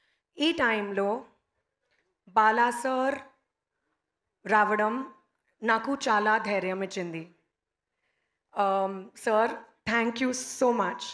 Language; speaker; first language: Telugu; non-native, learner; Hindi